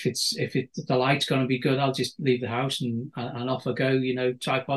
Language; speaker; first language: English; native; English